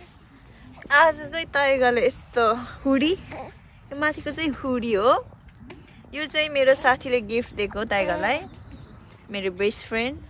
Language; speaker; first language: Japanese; non-native, learner; Nepali